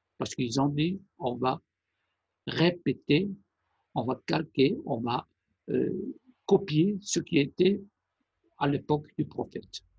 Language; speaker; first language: French; non-native, fluent; Persian